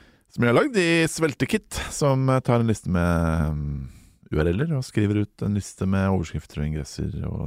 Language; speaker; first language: Norwegian; native; Norwegian